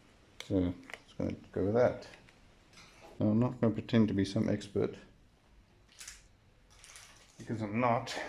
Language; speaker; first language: English; native; English